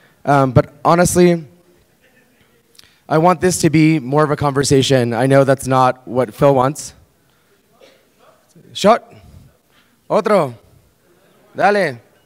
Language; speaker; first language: English; early bilingual, other home language; Spanish